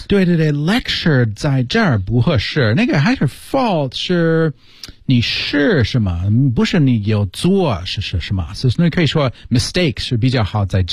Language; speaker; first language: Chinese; non-native, learner; English